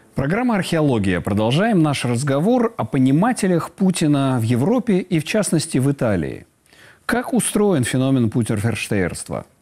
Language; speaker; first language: Russian; native; Russian